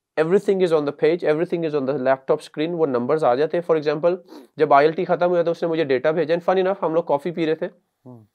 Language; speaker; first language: Urdu; native; Urdu